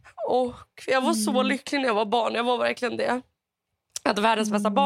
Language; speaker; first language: Swedish; native; Swedish